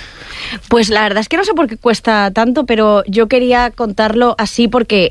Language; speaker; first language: Spanish; native; Spanish